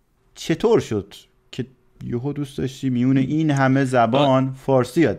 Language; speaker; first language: Persian; native; Persian